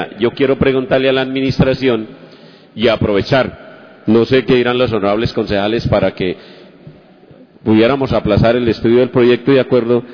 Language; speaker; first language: Spanish; native; Spanish